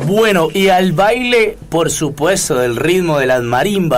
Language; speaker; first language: Spanish; native; Spanish